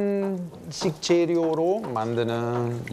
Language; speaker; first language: Korean; non-native, fluent; Italian